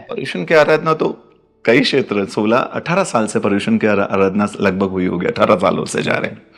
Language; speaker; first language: Hindi; native; Hindi